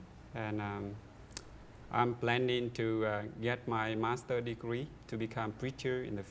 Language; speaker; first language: English; non-native, learner; Vietnamese